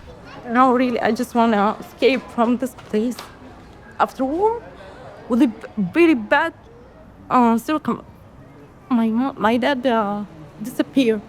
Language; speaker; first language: English; non-native, learner; Arabic